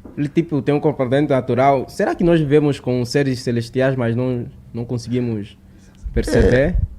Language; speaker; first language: Portuguese; native; Portuguese